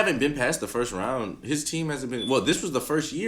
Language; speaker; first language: English; native; English